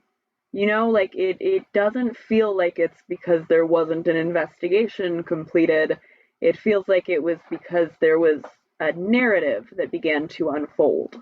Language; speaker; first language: English; native; English